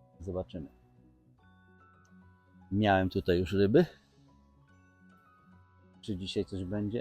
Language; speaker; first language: Polish; native; Polish